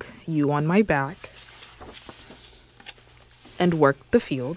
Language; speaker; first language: English; non-native, local second language; Swahili